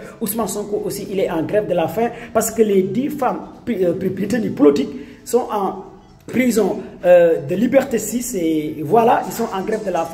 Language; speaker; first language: French; non-native, local second language; Wolof